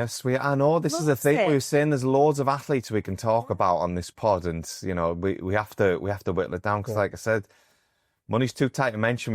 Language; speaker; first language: English; native; English